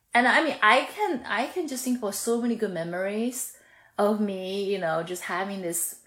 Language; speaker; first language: English; non-native, fluent; Chinese